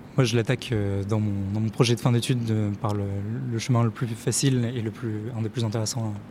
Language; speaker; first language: French; native; French